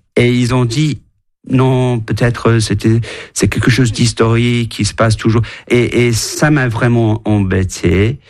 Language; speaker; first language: French; non-native, fluent; English